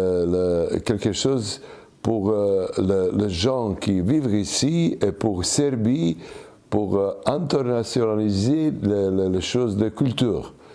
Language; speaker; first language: French; non-native, learner; Serbian